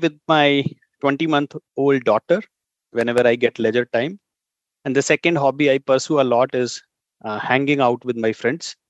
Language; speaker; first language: English; non-native, local second language; Hindi